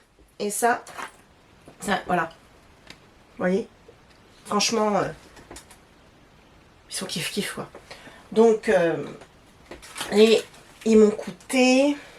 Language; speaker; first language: French; native; French